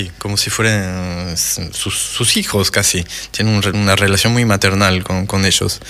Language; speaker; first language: Spanish; non-native, fluent; French